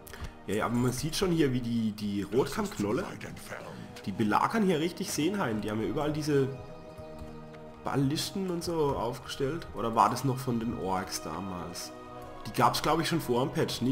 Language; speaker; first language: German; native; German